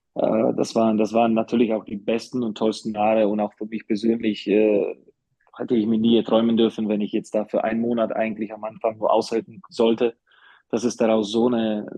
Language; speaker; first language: German; non-native, fluent; Slovak